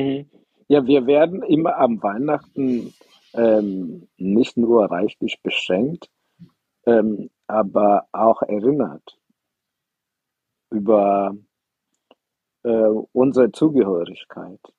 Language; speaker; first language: German; non-native, fluent; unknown